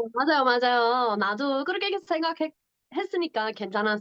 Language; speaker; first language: Korean; non-native, learner; English